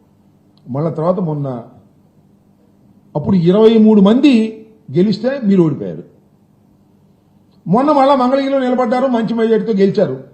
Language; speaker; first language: Telugu; native; Telugu